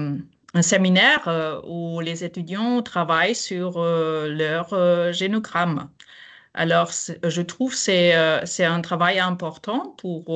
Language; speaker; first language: French; non-native, fluent; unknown